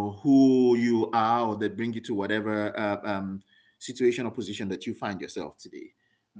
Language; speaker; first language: English; non-native, local second language; Yoruba